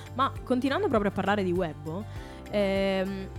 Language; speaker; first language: Italian; native; Italian